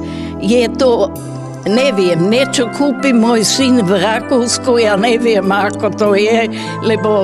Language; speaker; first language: Slovak; non-native, fluent; German